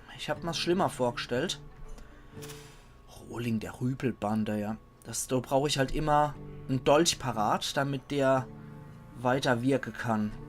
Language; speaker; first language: German; native; German